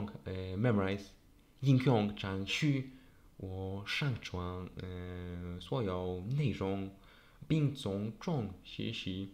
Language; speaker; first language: Chinese; non-native, learner; Polish